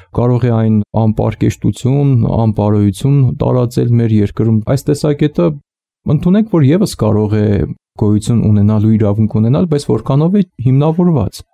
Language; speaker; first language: Armenian; native; Armenian